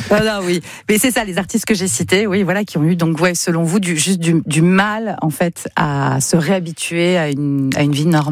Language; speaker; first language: French; native; French